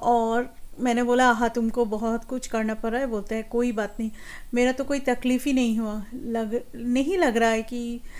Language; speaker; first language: Hindi; non-native, local second language; Bangla